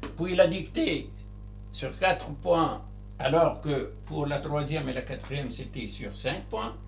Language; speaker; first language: French; non-native, local second language; Arabic